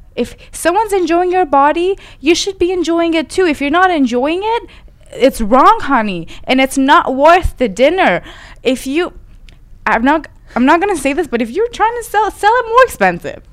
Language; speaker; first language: English; non-native, fluent; Persian